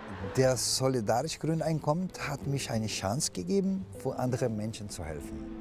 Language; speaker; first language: German; non-native, learner; Portuguese